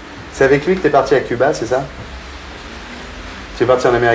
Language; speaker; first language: French; native; French